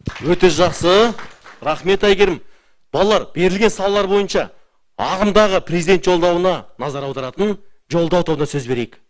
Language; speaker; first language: Kazakh; native; Kazakh